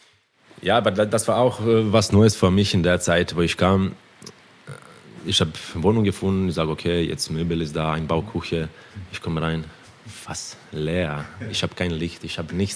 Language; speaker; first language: German; non-native, fluent; Croatian